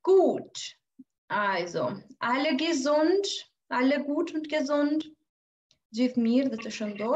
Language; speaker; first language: German; non-native, fluent; Albanian